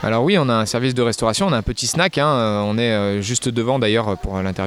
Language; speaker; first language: French; native; French